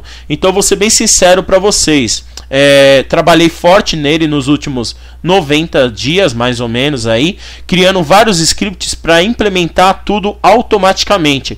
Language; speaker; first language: Portuguese; native; Portuguese